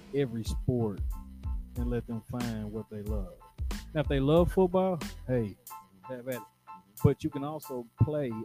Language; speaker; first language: English; native; English